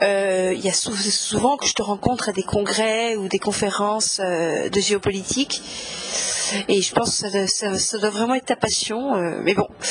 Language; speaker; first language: French; native; French